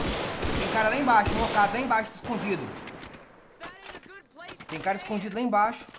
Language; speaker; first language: Portuguese; native; Portuguese